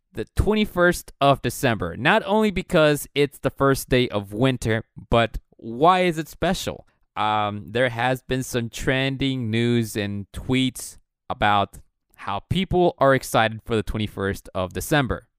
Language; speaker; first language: English; early bilingual, other home language; Spanish